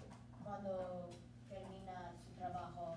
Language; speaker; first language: Spanish; non-native, learner; English